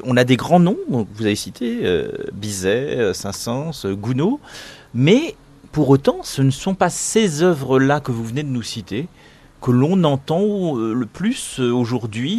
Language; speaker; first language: French; native; French